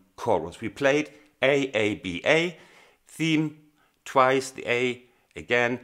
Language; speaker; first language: English; non-native, fluent; German